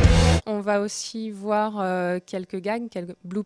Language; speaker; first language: French; native; French